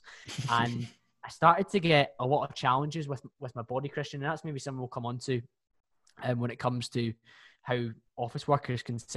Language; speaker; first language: English; native; English